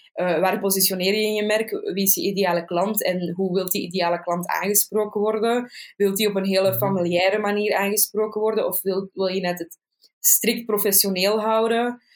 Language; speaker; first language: Dutch; native; Dutch